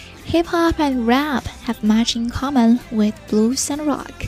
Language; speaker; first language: English; non-native, fluent; Chinese